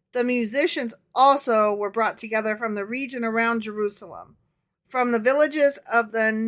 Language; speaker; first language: English; native; English